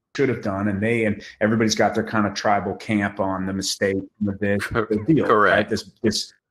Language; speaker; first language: English; native; English